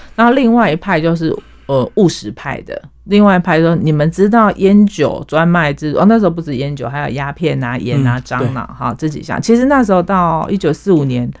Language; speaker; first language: Chinese; native; Chinese